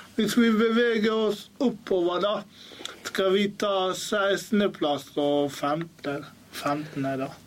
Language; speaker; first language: Norwegian; early bilingual, other home language; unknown